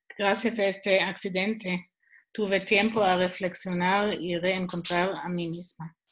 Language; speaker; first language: Spanish; non-native, learner; Swiss German